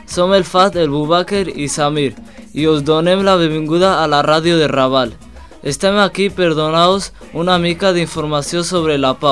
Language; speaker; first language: Catalan; non-native, learner; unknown